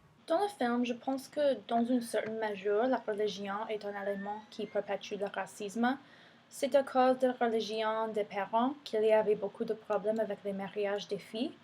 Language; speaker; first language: French; non-native, fluent; English